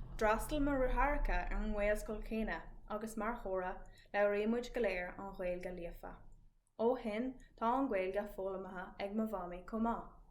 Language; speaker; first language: Irish; non-native, local second language; English